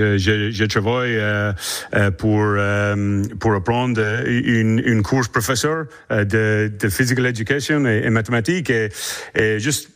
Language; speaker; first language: French; non-native, learner; English